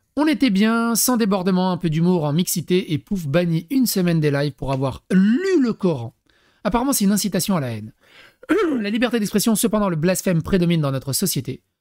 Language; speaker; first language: French; early bilingual, other home language; Serbian